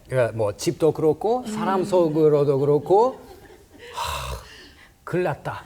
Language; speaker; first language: Korean; non-native, fluent; Russian